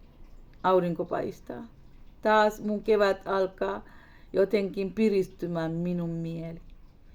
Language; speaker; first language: Finnish; non-native, learner; Hindi